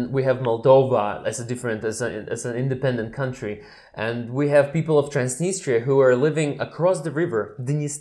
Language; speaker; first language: English; non-native, fluent; Russian